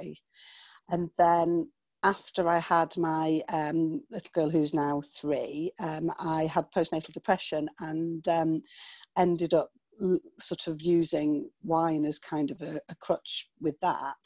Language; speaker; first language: English; native; English